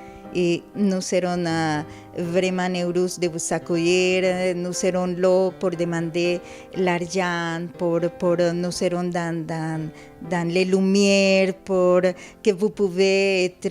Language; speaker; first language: French; non-native, fluent; Spanish